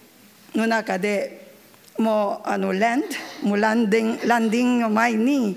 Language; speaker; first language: Japanese; non-native, learner; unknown